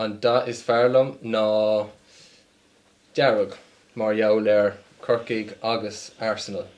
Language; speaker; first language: Irish; non-native, local second language; English